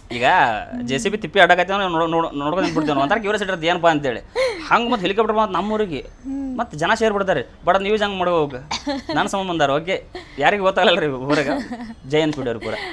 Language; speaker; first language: Kannada; native; Kannada